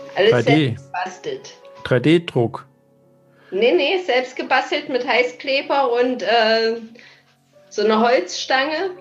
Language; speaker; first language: German; native; German